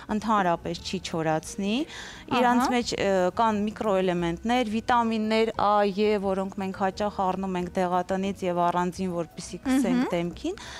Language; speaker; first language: Armenian; native; Armenian